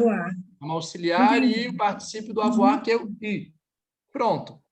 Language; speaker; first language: Portuguese; native; Portuguese